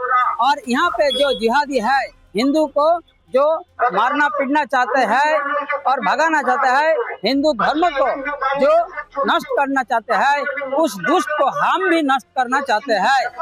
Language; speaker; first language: Hindi; non-native, local second language; Bangla